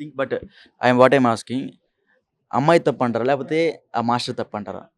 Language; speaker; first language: Telugu; native; Telugu